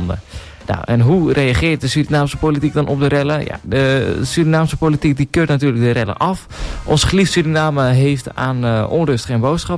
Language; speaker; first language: Dutch; native; Dutch